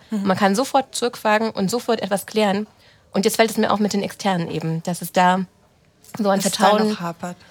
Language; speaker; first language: German; early bilingual, other home language; Romanian